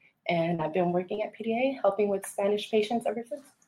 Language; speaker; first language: English; early bilingual, other home language; Spanish